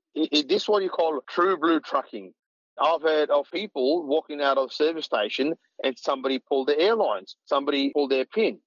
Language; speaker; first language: English; non-native, local second language; Punjabi